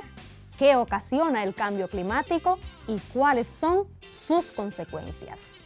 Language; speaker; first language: Spanish; native; Spanish